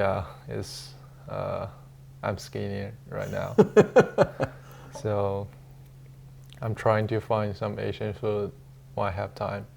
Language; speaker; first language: English; non-native, learner; Chinese